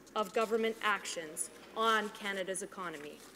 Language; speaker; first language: English; native; English